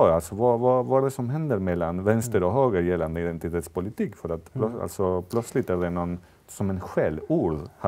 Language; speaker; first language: Swedish; non-native, fluent; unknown